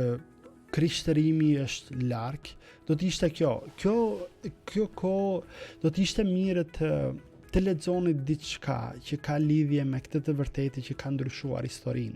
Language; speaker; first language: Albanian; native; Albanian